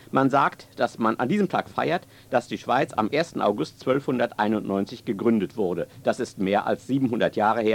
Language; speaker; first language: German; native; German